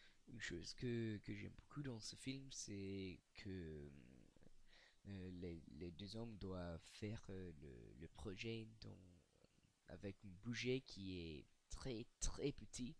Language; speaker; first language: French; non-native, learner; English